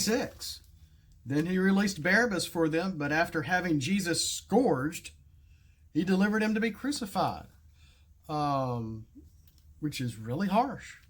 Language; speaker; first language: English; native; English